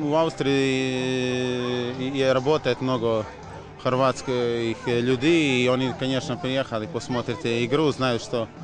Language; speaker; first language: Russian; non-native, fluent; Croatian